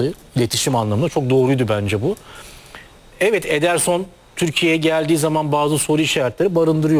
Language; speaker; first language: Turkish; native; Turkish